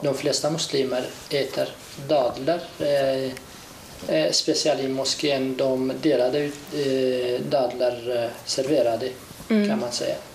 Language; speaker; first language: Swedish; non-native, fluent; Arabic